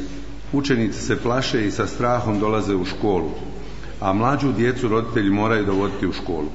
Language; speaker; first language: Croatian; native; Croatian